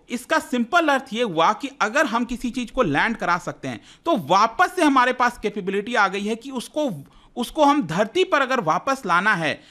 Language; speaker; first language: Hindi; native; Hindi